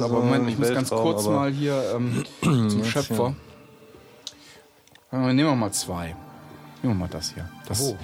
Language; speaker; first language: German; native; German